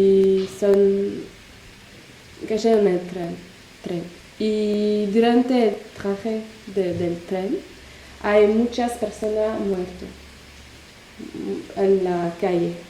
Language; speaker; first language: Spanish; non-native, learner; French